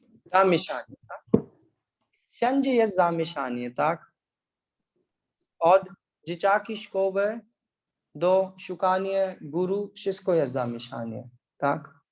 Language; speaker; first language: Polish; non-native, learner; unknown